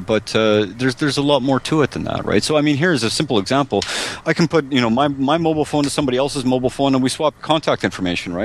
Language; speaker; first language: English; native; English